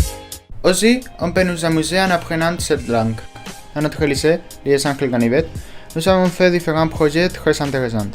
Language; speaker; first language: French; non-native, learner; Spanish